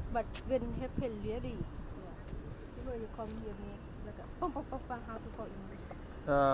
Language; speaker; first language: English; non-native, learner; Thai